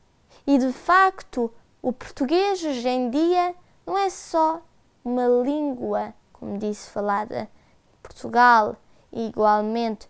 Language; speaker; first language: Portuguese; early bilingual, heritage; Portuguese